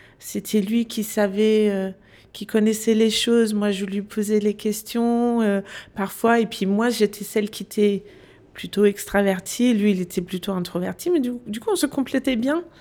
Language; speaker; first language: French; non-native, fluent; Danish